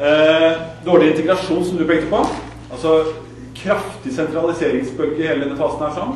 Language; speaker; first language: Norwegian; native; Norwegian